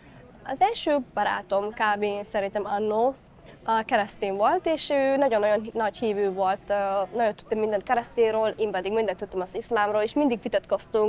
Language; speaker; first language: Hungarian; non-native, fluent; Somali